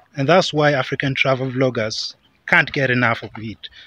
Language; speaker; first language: English; non-native, local second language; Acoli